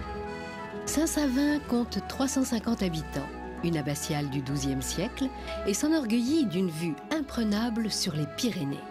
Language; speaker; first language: French; native; French